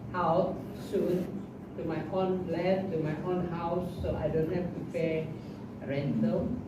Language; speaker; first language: English; non-native, local second language; Malay